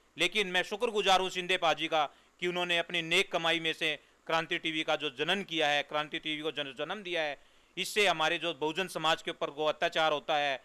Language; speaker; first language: Hindi; non-native, local second language; Punjabi